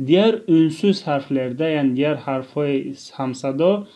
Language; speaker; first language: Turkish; non-native, fluent; Tajik